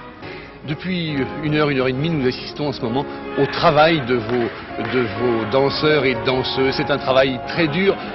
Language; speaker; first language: French; native; French